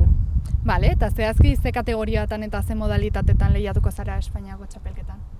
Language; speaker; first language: Basque; native; Basque